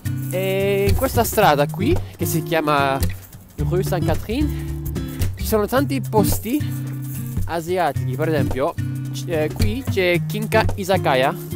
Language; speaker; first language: Italian; non-native, fluent; English